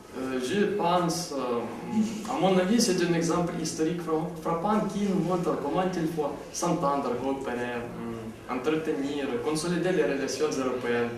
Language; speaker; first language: French; non-native, fluent; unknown